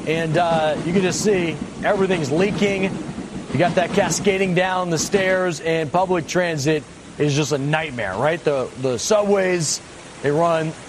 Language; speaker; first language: English; native; English